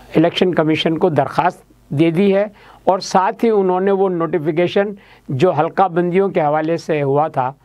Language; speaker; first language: Urdu; native; Urdu